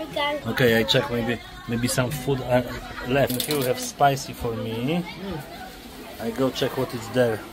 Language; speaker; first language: English; non-native, learner; Polish